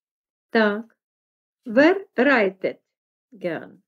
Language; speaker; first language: German; non-native, fluent; Russian